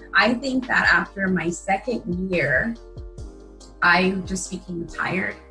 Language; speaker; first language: English; native; English